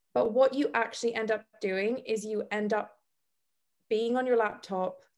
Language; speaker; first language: English; non-native, fluent; Bosnian